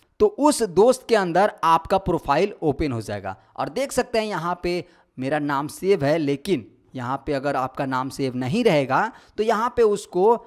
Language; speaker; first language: Hindi; native; Hindi